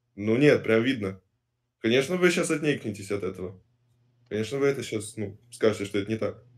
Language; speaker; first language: Russian; native; Russian